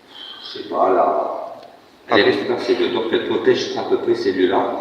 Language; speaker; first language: French; native; French